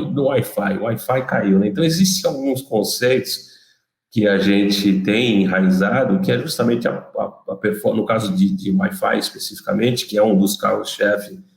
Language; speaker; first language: Portuguese; native; Portuguese